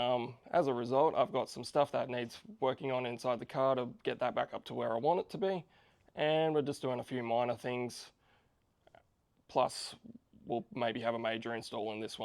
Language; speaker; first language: English; native; English